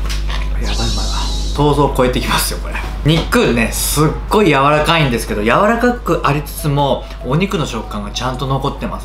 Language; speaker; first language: Japanese; native; Japanese